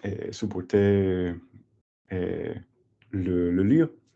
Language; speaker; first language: French; non-native, learner; English